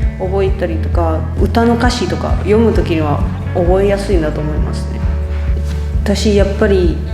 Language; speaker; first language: Japanese; non-native, fluent; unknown